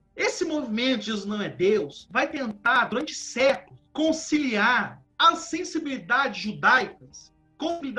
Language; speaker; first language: Portuguese; native; Portuguese